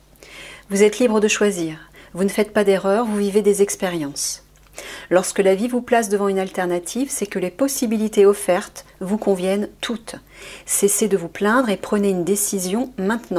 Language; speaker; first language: French; native; French